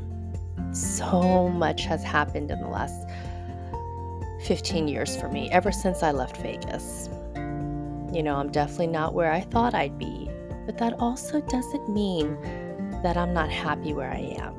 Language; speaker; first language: English; early bilingual, other home language; Chinese